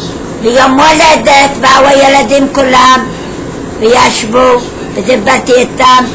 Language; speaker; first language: Hebrew; non-native, fluent; Arabic